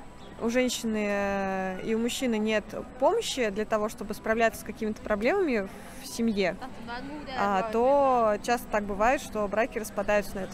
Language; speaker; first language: Russian; native; Russian